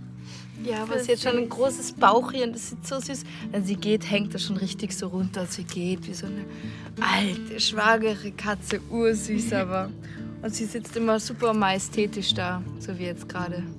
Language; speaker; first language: German; native; German